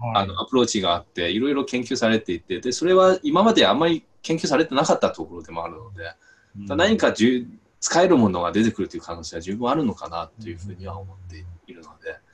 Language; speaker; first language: Japanese; non-native, fluent; Chinese